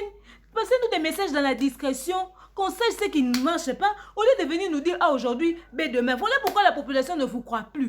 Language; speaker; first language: French; non-native, local second language; Lingala